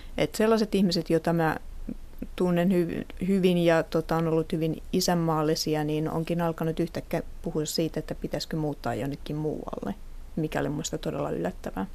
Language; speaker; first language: Finnish; native; Finnish